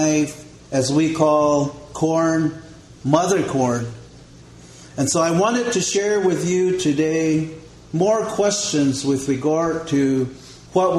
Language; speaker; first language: English; non-native, local second language; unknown